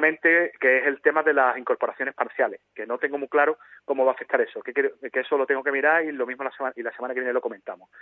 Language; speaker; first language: Spanish; native; Spanish